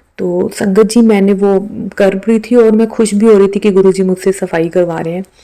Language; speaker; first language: Hindi; native; Hindi